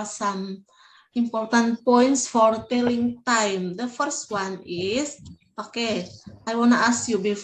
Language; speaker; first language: English; non-native, learner; Indonesian